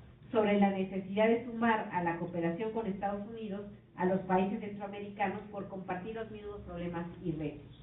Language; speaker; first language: Spanish; native; Spanish